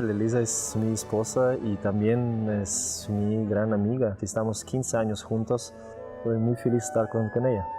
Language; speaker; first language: Spanish; non-native, learner; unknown